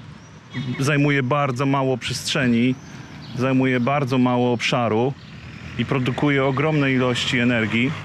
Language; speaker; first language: Polish; native; Polish